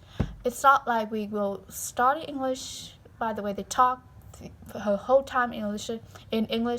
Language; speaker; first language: English; non-native, learner; Vietnamese